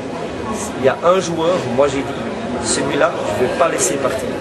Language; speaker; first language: French; non-native, local second language; Dutch